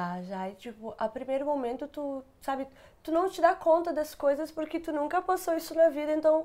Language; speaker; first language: Portuguese; non-native, local second language; Kabuverdianu